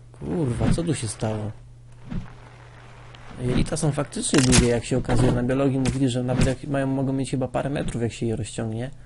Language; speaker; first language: Polish; native; Polish